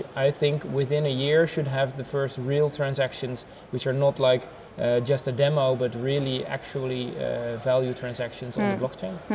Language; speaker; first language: English; non-native, fluent; Dutch